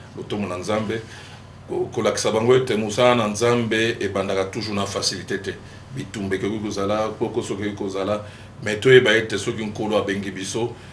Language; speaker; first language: Lingala; native; Lingala